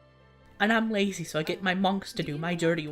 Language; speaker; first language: English; native; English